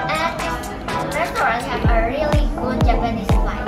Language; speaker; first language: English; non-native, learner; Indonesian